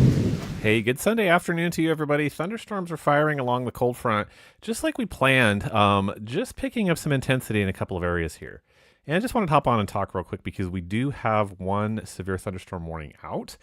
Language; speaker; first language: English; native; English